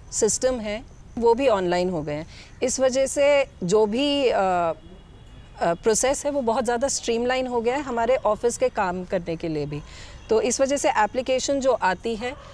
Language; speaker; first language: Hindi; native; Hindi